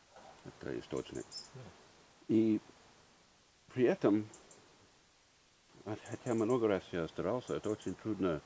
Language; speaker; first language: Russian; early bilingual, heritage; English